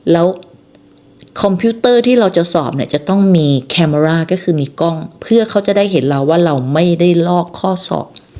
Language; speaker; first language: Thai; native; Thai